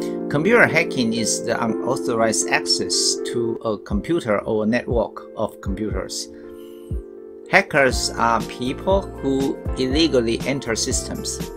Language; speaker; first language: English; non-native, fluent; Chinese